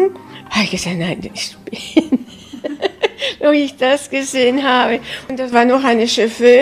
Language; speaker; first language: German; early bilingual, heritage; German